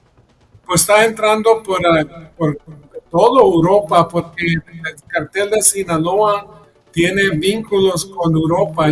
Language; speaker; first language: Spanish; early bilingual, heritage; Spanish